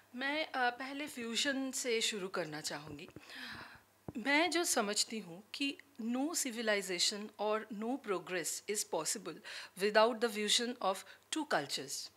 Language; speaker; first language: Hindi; non-native, local second language; Bangla